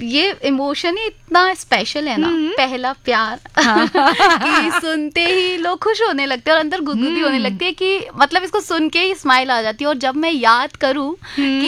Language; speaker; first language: Hindi; native; Hindi